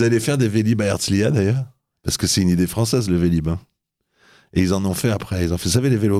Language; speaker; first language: French; native; French